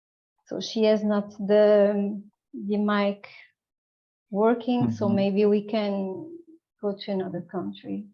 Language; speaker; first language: English; non-native, fluent; Portuguese